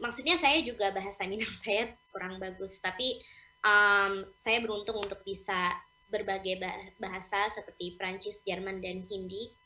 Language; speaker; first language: Indonesian; early bilingual, heritage; English